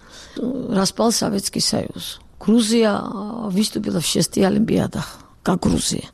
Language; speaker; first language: Russian; non-native, local second language; Georgian